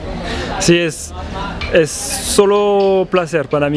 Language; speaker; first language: Spanish; non-native, fluent; French